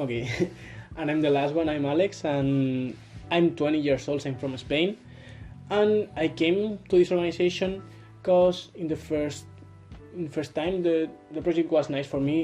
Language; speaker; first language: English; non-native, learner; Spanish